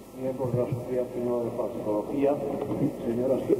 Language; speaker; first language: Spanish; native; Spanish